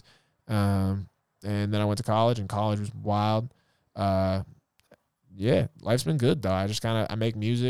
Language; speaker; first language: English; native; English